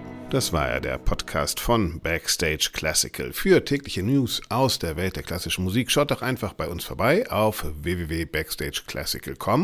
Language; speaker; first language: German; native; German